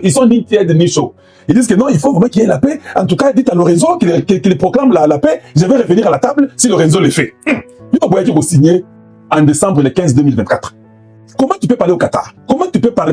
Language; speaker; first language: French; non-native, local second language; Lingala